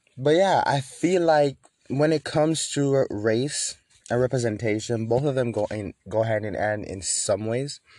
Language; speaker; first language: English; native; English